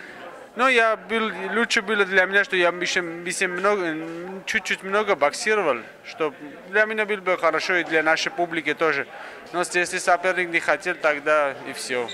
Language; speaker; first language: Russian; non-native, learner; Armenian